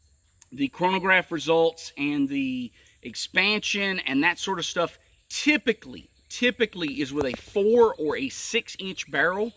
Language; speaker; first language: English; native; English